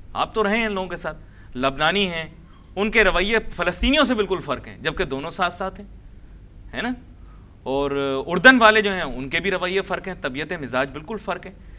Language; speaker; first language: Urdu; non-native, local second language; Punjabi